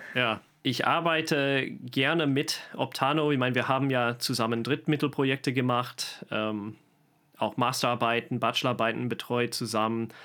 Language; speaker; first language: German; non-native, fluent; English